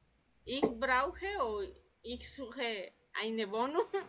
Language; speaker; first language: German; non-native, learner; Spanish